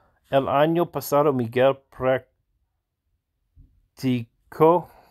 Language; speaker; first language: Spanish; non-native, learner; English